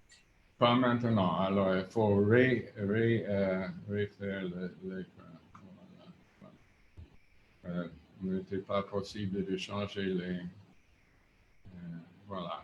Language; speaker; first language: French; non-native, fluent; English